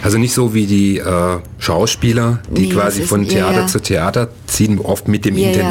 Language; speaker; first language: German; native; German